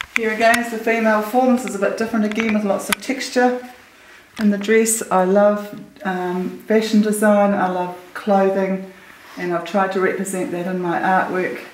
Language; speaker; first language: English; native; English